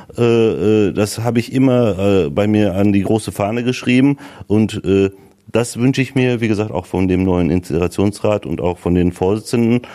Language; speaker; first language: German; early bilingual, other home language; Turkish